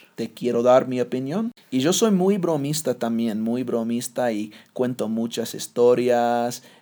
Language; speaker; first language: Spanish; non-native, fluent; English